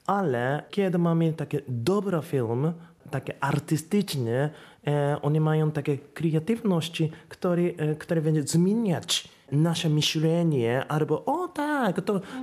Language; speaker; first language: Polish; non-native, learner; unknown